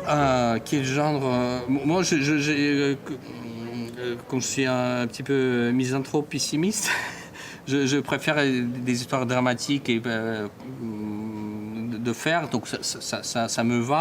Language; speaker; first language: French; non-native, fluent; Russian